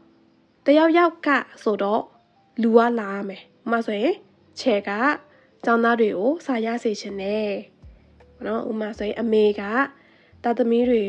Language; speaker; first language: Burmese; native; Burmese